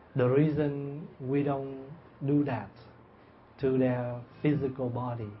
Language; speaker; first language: English; non-native, fluent; Vietnamese